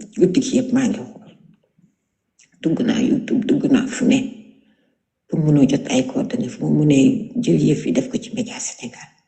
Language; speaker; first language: Wolof; native; Wolof